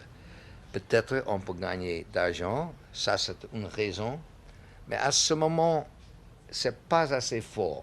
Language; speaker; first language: French; non-native, learner; English